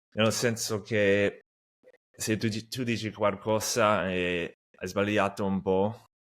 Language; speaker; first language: Italian; non-native, fluent; English